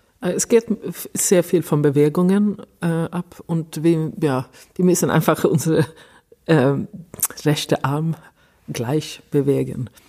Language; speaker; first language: German; non-native, fluent; Swedish